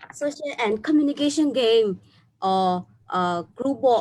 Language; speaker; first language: English; non-native, learner; Burmese